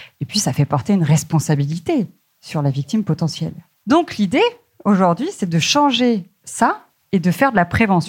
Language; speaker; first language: French; native; French